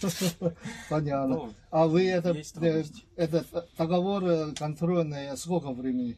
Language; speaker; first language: Russian; non-native, learner; Chinese